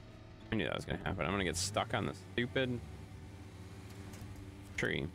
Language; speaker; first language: English; native; English